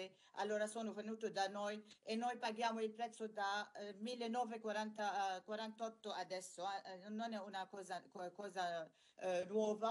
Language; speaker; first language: Italian; non-native, learner; Arabic